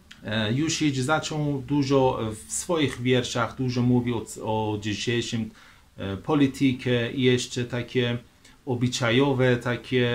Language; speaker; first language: Polish; non-native, fluent; Persian